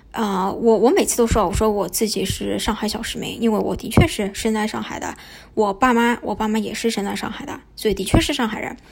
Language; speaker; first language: Chinese; native; Chinese